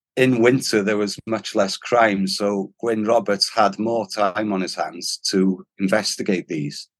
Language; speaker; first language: English; non-native, local second language; Welsh